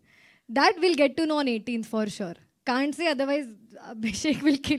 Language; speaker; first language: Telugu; non-native, learner; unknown